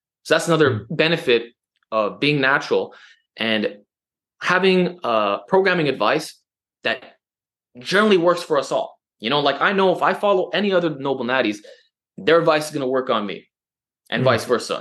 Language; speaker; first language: English; native; English